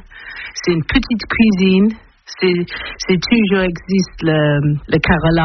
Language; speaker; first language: French; non-native, learner; English